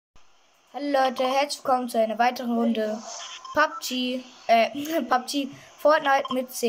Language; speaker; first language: German; native; German